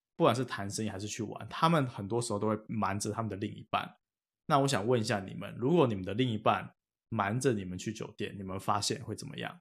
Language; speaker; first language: Chinese; native; Chinese